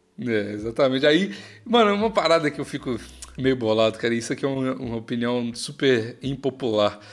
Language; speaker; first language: Portuguese; native; Portuguese